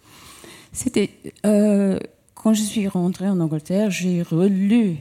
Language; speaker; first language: French; non-native, fluent; English